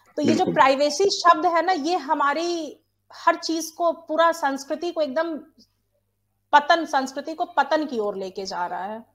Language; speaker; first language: Hindi; native; Hindi